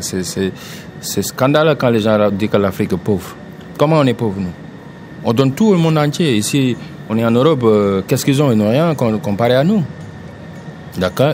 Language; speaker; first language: French; non-native, local second language; Wolof